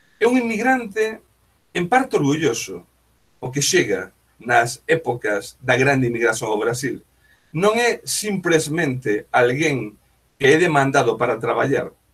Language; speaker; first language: Galician; native; Galician